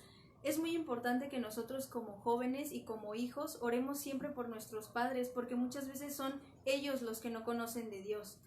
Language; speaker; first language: Spanish; native; Spanish